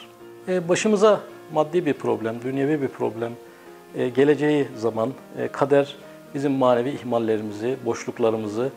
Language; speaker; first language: Turkish; native; Turkish